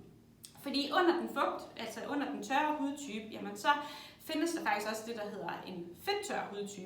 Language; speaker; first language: Danish; native; Danish